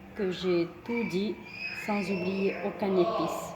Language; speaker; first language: French; non-native, local second language; Arabic